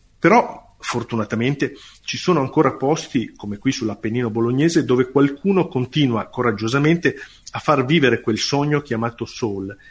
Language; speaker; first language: Italian; native; Italian